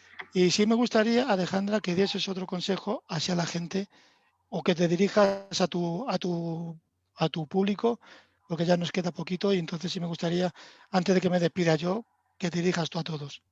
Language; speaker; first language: Spanish; native; Spanish